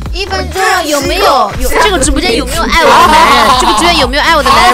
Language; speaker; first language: Chinese; native; Chinese